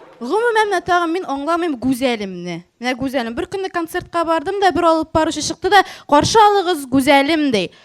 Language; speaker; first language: Tatar; native; Tatar